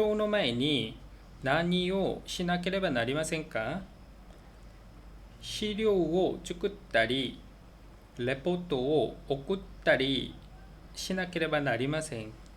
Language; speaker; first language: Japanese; non-native, learner; Korean